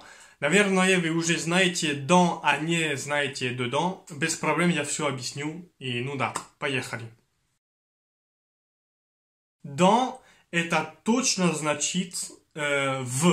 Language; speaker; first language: Russian; non-native, fluent; French